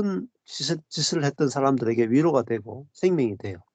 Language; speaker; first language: Korean; native; Korean